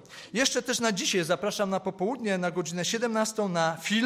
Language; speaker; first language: Polish; native; Polish